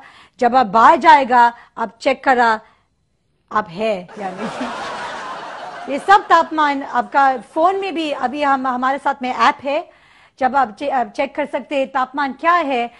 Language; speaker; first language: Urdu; non-native, learner; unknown